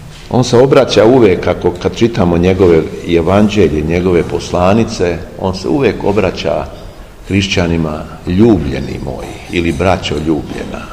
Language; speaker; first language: Serbian; native; Serbian